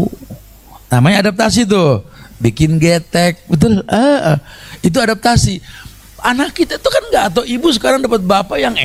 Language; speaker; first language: Indonesian; native; Indonesian